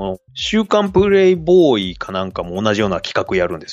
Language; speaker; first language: Japanese; native; Japanese